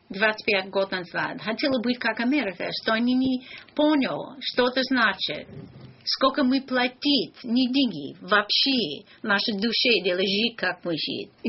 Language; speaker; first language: Russian; non-native, learner; English